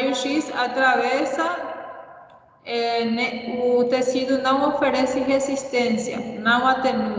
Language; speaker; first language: Portuguese; non-native, fluent; Spanish